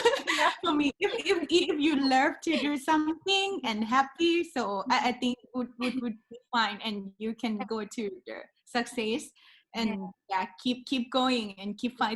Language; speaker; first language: English; non-native, learner; Thai